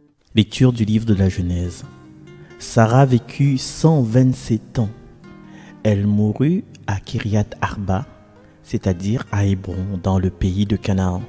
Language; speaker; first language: French; non-native, local second language; Malagasy